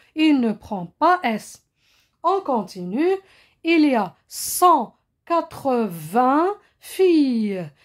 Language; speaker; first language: French; non-native, local second language; Arabic